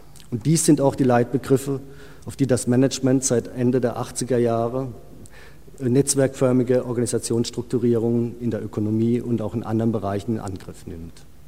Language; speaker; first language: German; native; German